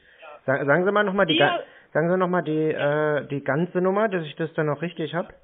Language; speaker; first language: German; native; German